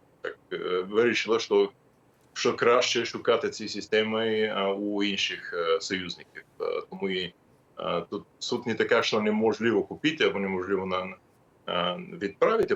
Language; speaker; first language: Ukrainian; non-native, fluent; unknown